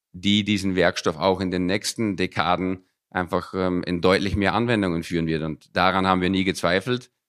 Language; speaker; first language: German; early bilingual, other home language; Dutch